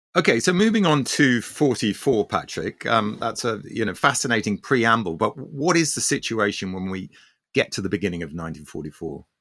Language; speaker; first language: English; early bilingual, other home language; Armenian